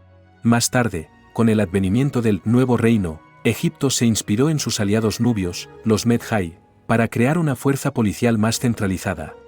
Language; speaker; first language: Spanish; native; Spanish